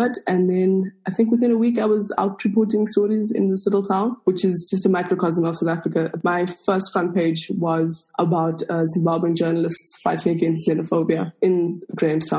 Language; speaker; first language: English; non-native, local second language; Afrikaans